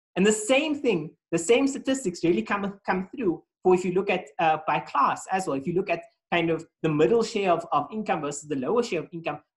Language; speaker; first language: English; native; English